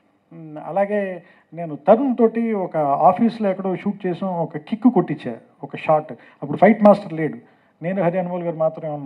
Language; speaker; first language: Telugu; native; Telugu